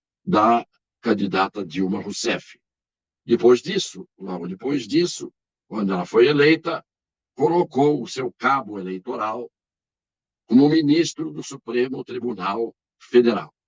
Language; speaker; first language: Portuguese; native; Portuguese